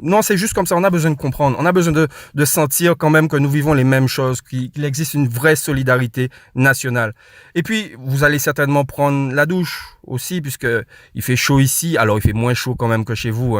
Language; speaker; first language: French; non-native, local second language; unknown